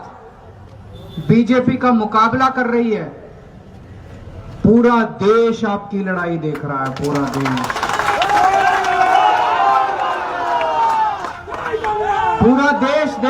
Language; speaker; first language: Hindi; native; Hindi